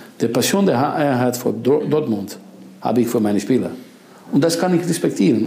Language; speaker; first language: German; non-native, fluent; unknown